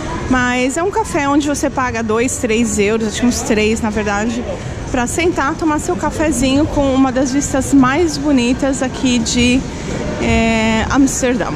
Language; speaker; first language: Portuguese; native; Portuguese